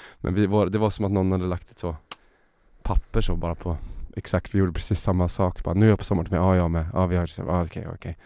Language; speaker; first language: Swedish; native; Swedish